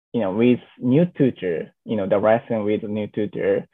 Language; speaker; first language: English; non-native, learner; Japanese